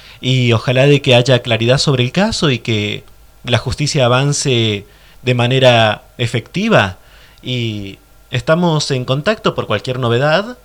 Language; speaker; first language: Spanish; native; Spanish